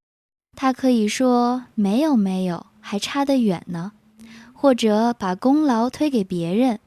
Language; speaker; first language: Chinese; native; Chinese